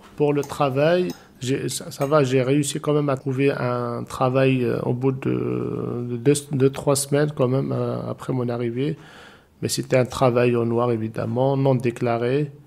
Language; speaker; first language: French; non-native, local second language; Arabic